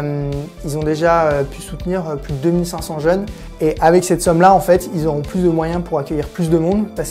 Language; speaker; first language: French; native; French